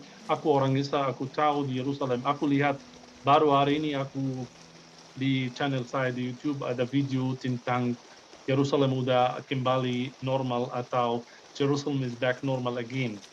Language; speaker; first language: Indonesian; non-native, fluent; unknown